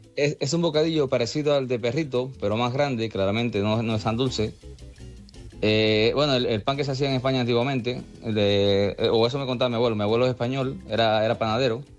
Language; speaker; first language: Spanish; native; Spanish